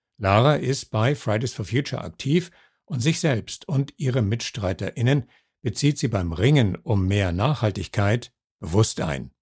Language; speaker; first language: German; native; German